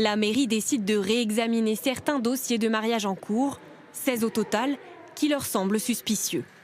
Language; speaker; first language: French; native; French